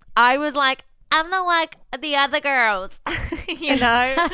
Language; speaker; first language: English; non-native, fluent; Polish